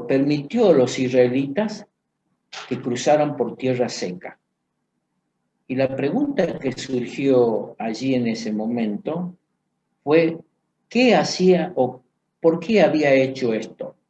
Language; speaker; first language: Spanish; native; Spanish